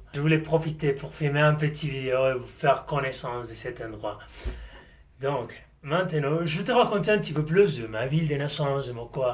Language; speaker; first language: French; non-native, fluent; Spanish